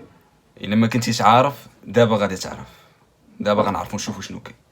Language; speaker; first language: Arabic; native; Arabic